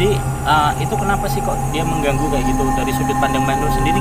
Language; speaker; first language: Indonesian; native; Indonesian